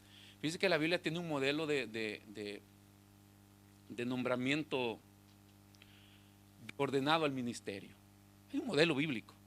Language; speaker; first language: Spanish; native; Spanish